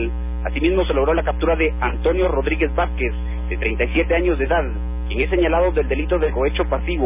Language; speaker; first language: Spanish; native; Spanish